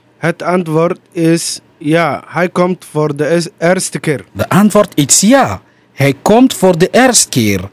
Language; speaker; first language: Dutch; non-native, fluent; Somali